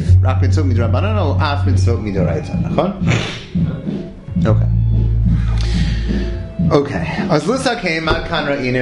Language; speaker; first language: Hebrew; non-native, fluent; English